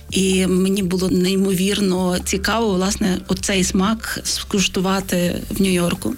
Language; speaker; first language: Ukrainian; native; Ukrainian